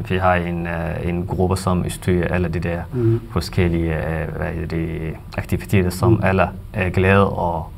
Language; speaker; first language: Danish; non-native, fluent; Somali